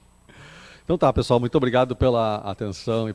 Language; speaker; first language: Portuguese; native; Portuguese